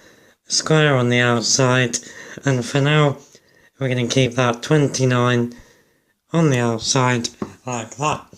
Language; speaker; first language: English; native; English